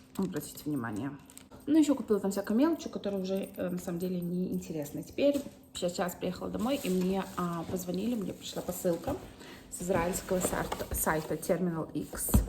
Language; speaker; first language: Russian; early bilingual, heritage; Russian